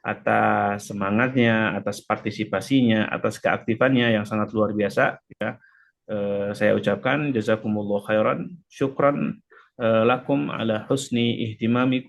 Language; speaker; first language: Indonesian; native; Indonesian